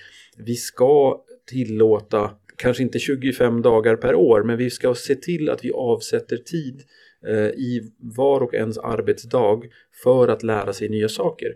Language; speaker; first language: Swedish; native; Swedish